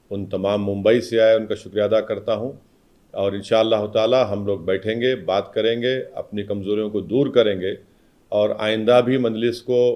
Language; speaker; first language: Hindi; non-native, local second language; Urdu